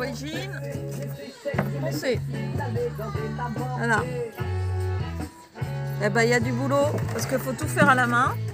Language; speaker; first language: French; native; French